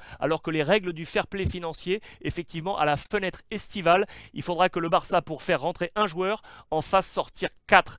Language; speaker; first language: French; native; French